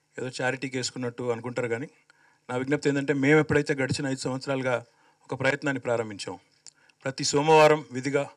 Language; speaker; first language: Telugu; native; Telugu